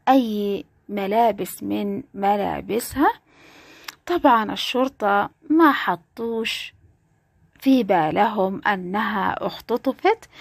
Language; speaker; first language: Arabic; native; Arabic